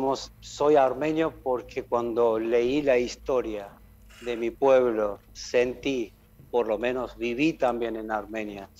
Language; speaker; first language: Spanish; non-native, fluent; Armenian